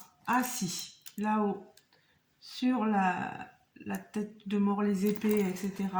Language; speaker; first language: French; native; French